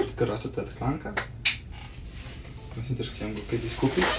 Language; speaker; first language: Polish; native; Polish